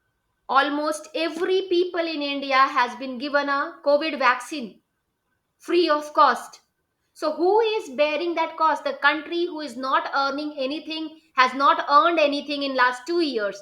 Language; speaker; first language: English; non-native, local second language; Hindi